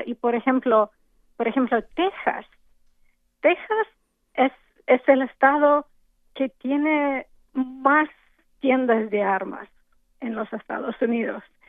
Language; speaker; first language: Spanish; non-native, fluent; English